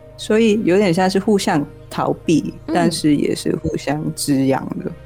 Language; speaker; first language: Chinese; non-native, local second language; Cantonese